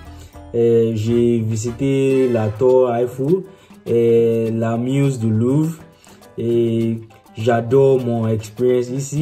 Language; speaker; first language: French; non-native, learner; Yoruba